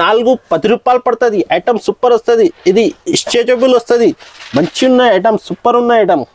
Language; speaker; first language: Telugu; non-native, local second language; Urdu